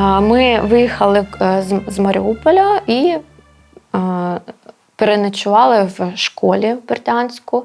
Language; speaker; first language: Ukrainian; non-native, local second language; Russian